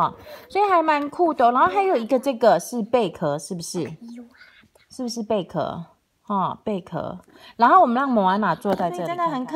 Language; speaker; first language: Chinese; native; Chinese